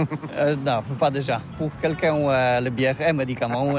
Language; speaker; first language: French; non-native, learner; Polish